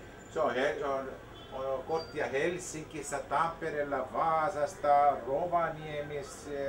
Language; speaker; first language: Finnish; non-native, learner; Greek